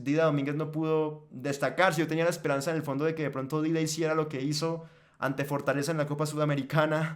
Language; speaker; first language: Spanish; native; Spanish